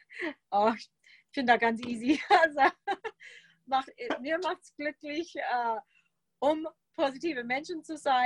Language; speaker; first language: German; non-native, fluent; English